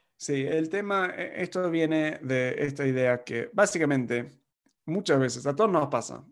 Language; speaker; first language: Spanish; non-native, fluent; English